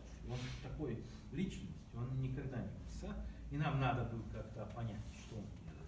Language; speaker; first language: Russian; non-native, learner; Hungarian